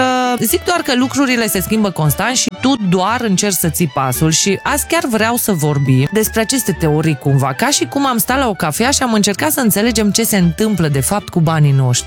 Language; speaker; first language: Romanian; native; Romanian